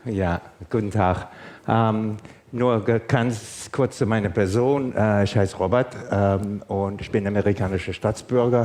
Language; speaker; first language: German; non-native, fluent; English